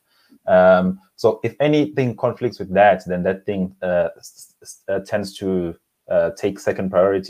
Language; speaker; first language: English; non-native, local second language; Zulu